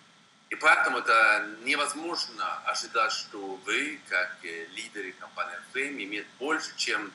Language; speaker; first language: Russian; non-native, fluent; Swedish